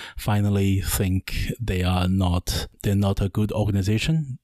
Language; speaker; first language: English; non-native, learner; Chinese